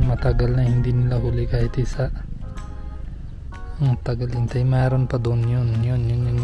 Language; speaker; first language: Filipino; non-native, learner; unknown